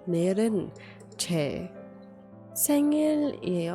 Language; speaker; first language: Korean; non-native, learner; English